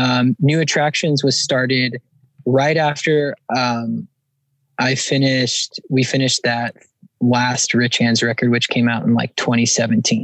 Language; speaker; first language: English; native; English